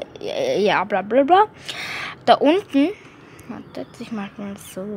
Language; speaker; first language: German; early bilingual, other home language; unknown